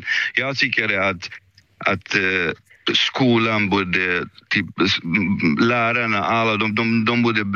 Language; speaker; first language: Swedish; early bilingual, other home language; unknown